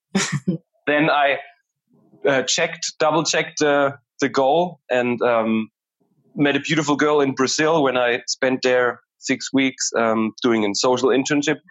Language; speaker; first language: English; non-native, fluent; German